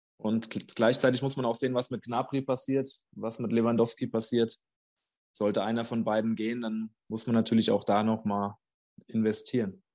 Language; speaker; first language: German; native; German